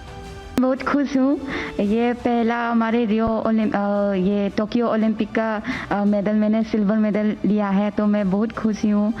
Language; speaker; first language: Hindi; non-native, local second language; Manipuri